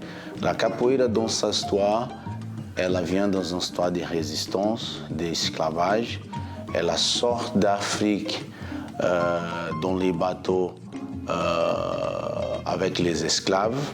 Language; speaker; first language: French; non-native, fluent; Portuguese